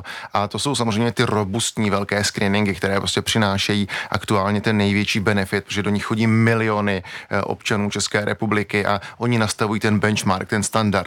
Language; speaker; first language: Czech; native; Czech